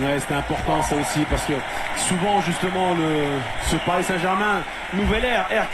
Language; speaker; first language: French; native; French